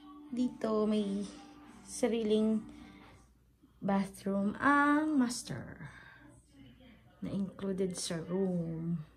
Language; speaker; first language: Filipino; native; Filipino